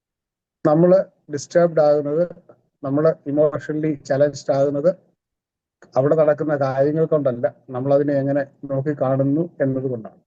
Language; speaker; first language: Malayalam; native; Malayalam